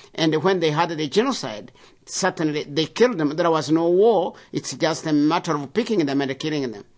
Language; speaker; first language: English; non-native, local second language; Kinyarwanda